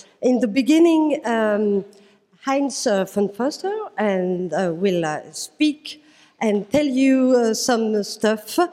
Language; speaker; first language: English; non-native, fluent; French